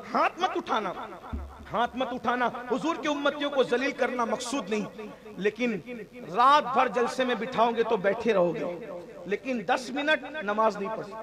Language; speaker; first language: Urdu; native; Urdu